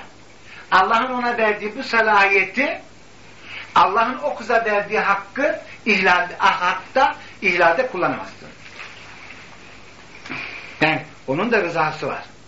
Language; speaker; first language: Turkish; native; Turkish